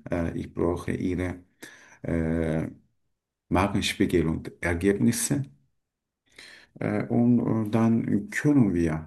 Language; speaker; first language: German; non-native, learner; Turkish